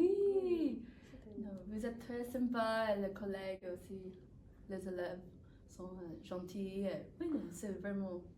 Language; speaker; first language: French; non-native, fluent; English